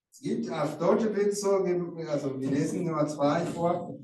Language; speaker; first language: German; non-native, learner; Rundi